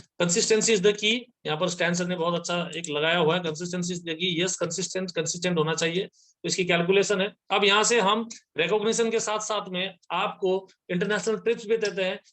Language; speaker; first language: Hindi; non-native, local second language; Nepali